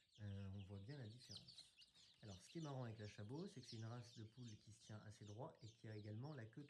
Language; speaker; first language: French; native; French